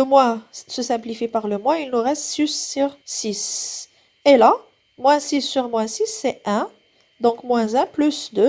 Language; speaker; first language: French; non-native, local second language; Arabic